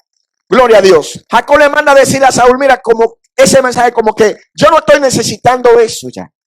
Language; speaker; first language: Spanish; native; Spanish